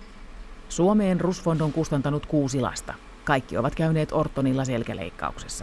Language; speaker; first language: Finnish; native; Finnish